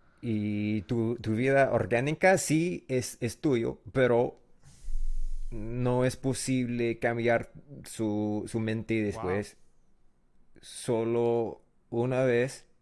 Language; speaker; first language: Spanish; non-native, learner; English